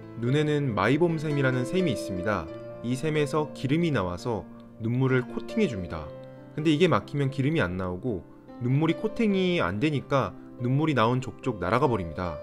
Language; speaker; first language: Korean; native; Korean